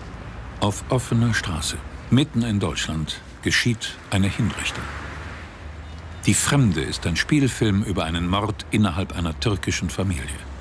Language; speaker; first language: German; native; German